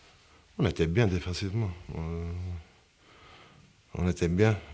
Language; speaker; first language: French; non-native, fluent; Portuguese